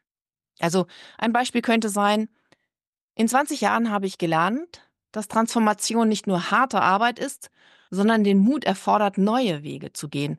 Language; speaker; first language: German; native; German